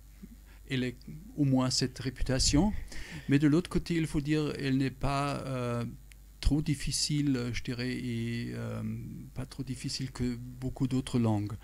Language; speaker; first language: French; non-native, fluent; German